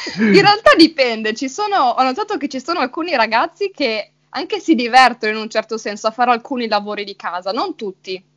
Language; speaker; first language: Italian; native; Italian